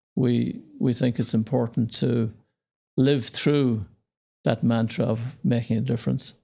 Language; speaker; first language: English; native; English